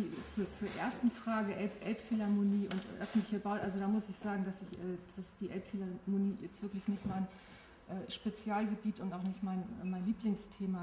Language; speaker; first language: German; native; German